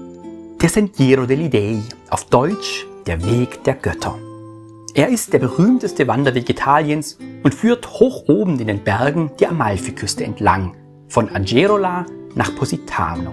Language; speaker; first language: German; native; German